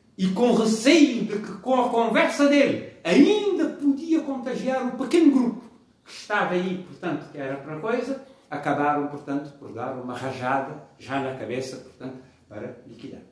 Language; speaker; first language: Portuguese; non-native, local second language; Kabuverdianu